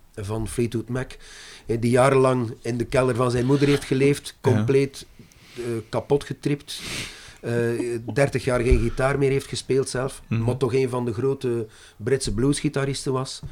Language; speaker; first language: Dutch; non-native, fluent; French